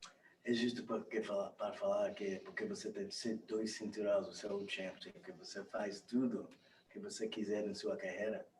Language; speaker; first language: Portuguese; non-native, fluent; English